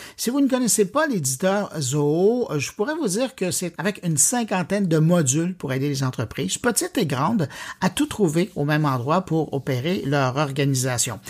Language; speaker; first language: French; native; French